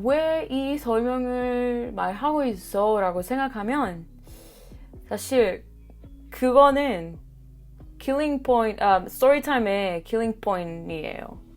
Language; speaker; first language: Korean; non-native, learner; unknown